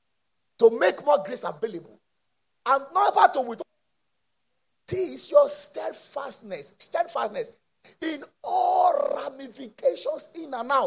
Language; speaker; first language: English; non-native, local second language; Yoruba